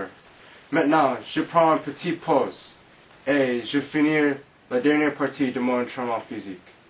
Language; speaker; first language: French; non-native, learner; English